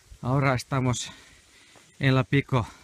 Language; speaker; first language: Spanish; non-native, learner; Finnish